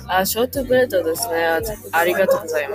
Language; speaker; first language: Japanese; non-native, learner; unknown